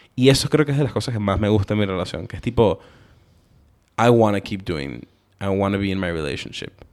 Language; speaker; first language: Spanish; early bilingual, heritage; Spanish